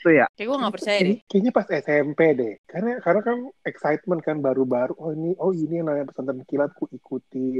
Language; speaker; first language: Indonesian; native; Indonesian